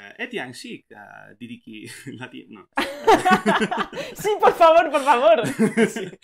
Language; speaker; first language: Spanish; non-native, fluent; English